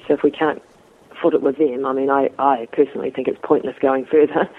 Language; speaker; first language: English; native; English